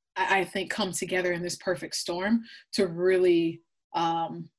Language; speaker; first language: English; native; English